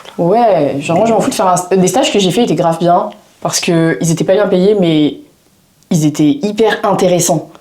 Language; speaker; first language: French; native; French